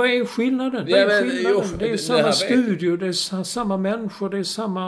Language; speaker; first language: Swedish; native; Swedish